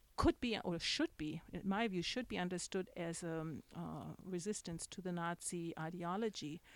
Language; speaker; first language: English; non-native, fluent; German